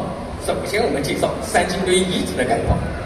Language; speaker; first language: Chinese; native; Chinese